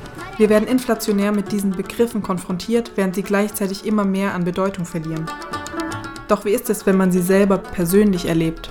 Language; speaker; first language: German; native; German